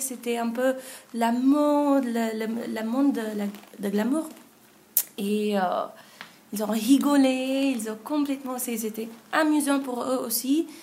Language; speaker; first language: French; non-native, fluent; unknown